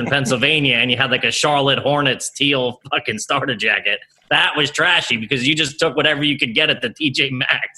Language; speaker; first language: English; native; English